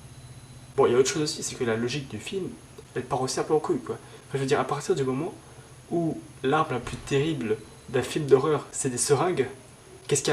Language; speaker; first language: French; native; French